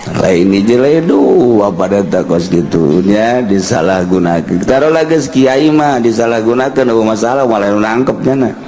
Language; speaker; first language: Sundanese; native; Sundanese